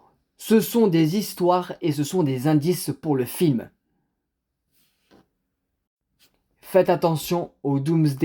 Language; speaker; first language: French; native; French